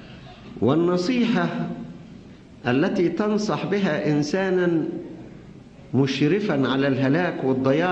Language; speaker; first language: Arabic; native; Arabic